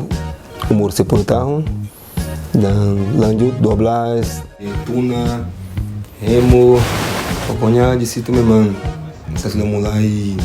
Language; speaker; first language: Indonesian; non-native, fluent; Portuguese